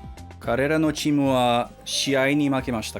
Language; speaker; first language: Japanese; non-native, learner; English